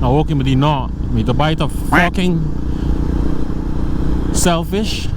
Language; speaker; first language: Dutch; non-native, local second language; Papiamento